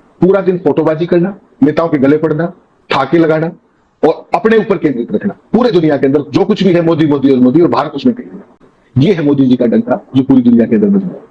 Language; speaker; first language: Hindi; native; Hindi